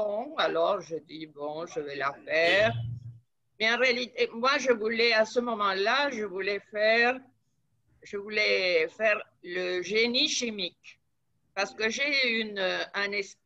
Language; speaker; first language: French; non-native, fluent; Spanish